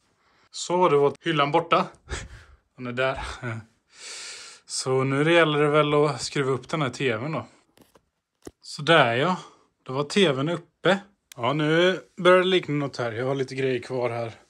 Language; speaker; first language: Swedish; native; Swedish